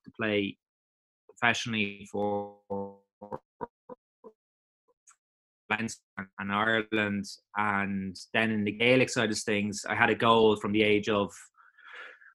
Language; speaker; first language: English; native; English